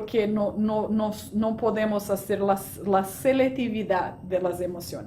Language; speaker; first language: Spanish; non-native, fluent; Portuguese